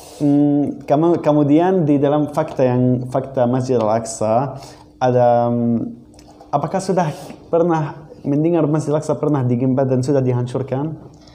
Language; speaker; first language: Indonesian; non-native, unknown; Arabic